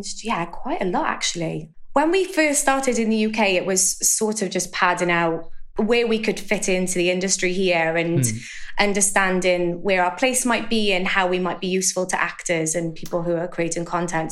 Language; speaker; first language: English; native; English